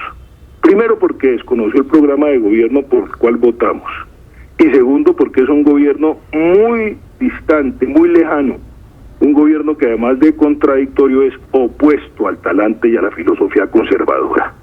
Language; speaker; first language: Spanish; native; Spanish